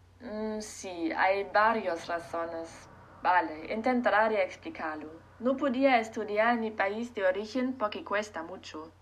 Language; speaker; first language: Spanish; non-native, learner; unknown